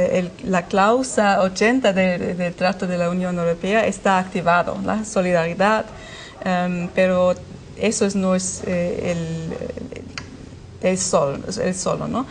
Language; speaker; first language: Spanish; non-native, fluent; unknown